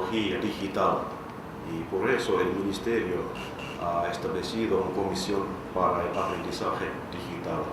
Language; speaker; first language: Spanish; non-native, fluent; Finnish